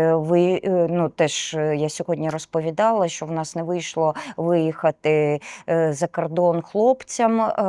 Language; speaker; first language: Ukrainian; non-native, local second language; Russian